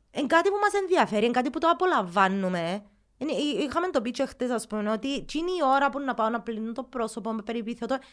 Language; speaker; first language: Greek; early bilingual, heritage; Greek